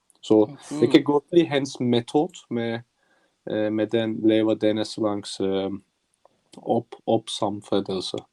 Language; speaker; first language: Danish; non-native, learner; Turkish